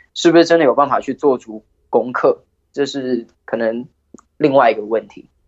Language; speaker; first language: Chinese; early bilingual, heritage; Chinese